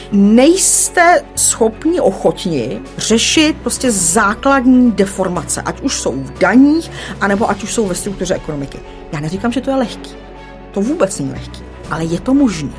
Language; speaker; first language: Czech; native; Czech